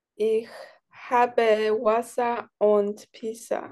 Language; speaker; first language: German; non-native, learner; English